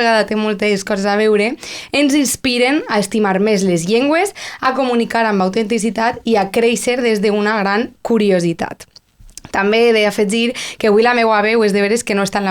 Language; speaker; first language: Catalan; native; Catalan